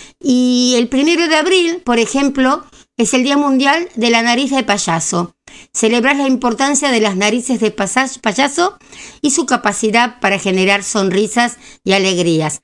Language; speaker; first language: Spanish; native; Spanish